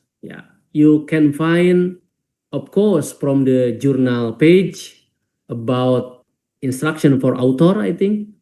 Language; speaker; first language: English; non-native, fluent; Indonesian